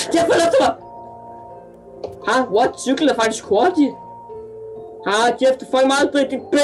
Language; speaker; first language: Danish; native; Danish